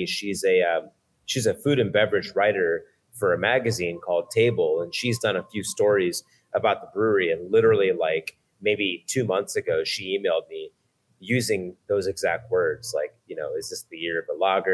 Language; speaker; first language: English; native; English